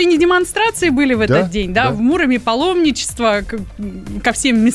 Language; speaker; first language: Russian; native; Russian